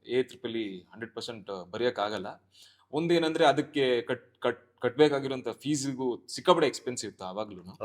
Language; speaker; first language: Kannada; non-native, local second language; Konkani